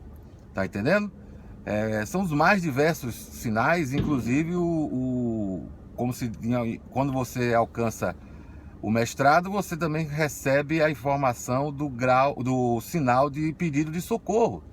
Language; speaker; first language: Portuguese; native; Portuguese